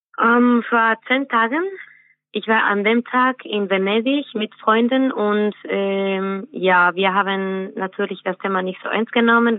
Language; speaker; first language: German; non-native, fluent; Spanish